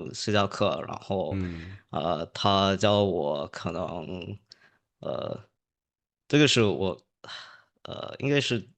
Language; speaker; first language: Chinese; early bilingual, heritage; English